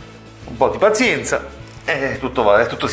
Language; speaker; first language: Italian; native; Italian